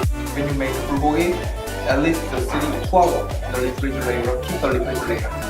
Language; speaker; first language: English; non-native, learner; Korean